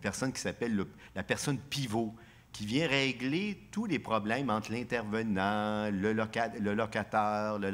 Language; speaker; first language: French; native; French